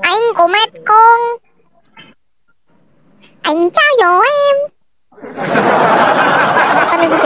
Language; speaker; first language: Vietnamese; non-native, learner; Indonesian